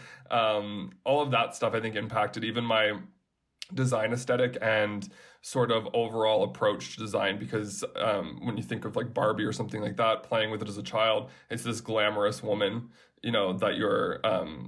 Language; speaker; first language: English; native; English